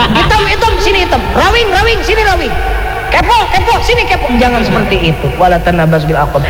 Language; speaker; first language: Indonesian; non-native, local second language; Sundanese